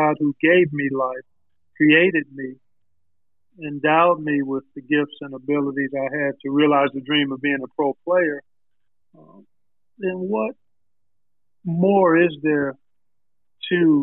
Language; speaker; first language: English; native; English